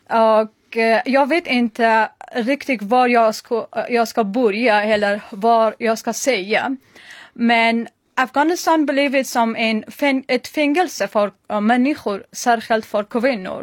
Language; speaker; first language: Swedish; non-native, learner; Persian